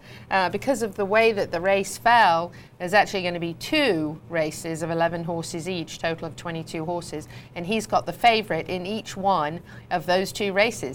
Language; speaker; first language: English; native; English